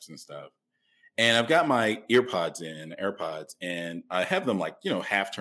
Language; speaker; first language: English; native; English